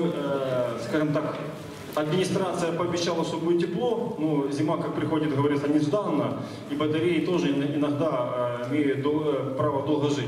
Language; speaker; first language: Russian; native; Russian